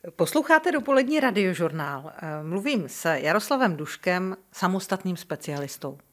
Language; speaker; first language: Czech; native; Czech